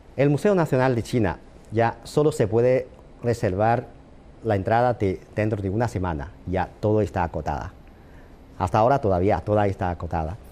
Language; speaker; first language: Spanish; non-native, fluent; Chinese